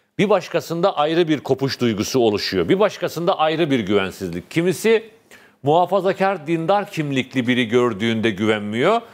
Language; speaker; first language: Turkish; native; Turkish